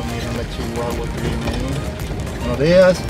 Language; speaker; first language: Spanish; native; Spanish